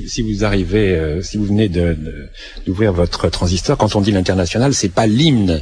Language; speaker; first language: French; native; French